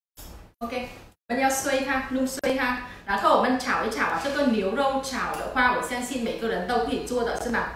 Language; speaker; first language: Chinese; non-native, fluent; Vietnamese